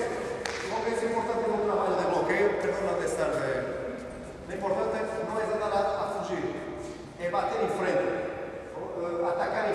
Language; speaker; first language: Spanish; non-native, learner; Portuguese